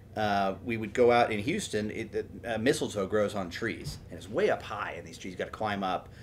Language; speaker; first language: English; native; English